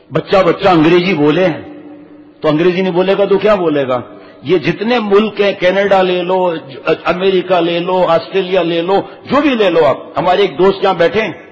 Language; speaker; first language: Urdu; native; Urdu